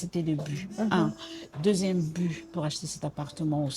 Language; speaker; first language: French; non-native, local second language; Malagasy